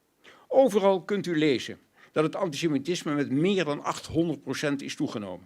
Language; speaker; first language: Dutch; native; Dutch